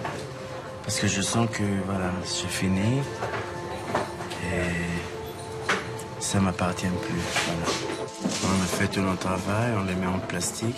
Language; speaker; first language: French; non-native, fluent; Hebrew